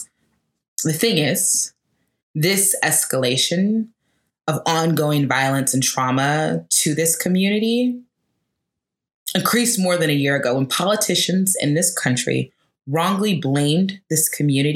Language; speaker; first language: English; native; English